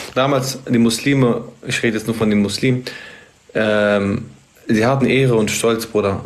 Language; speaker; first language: German; early bilingual, other home language; Arabic